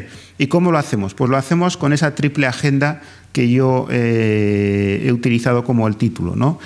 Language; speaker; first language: Spanish; native; Spanish